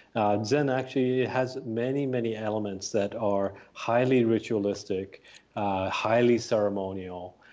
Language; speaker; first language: English; early bilingual, other home language; Japanese